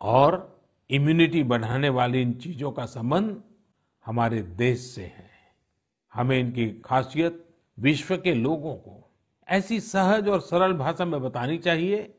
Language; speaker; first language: Hindi; non-native, local second language; Gujarati